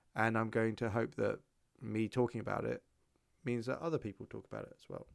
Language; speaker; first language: English; native; English